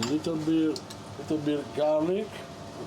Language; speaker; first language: English; non-native, learner; Italian